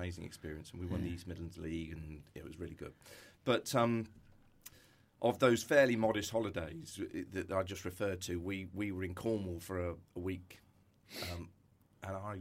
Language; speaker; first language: English; native; English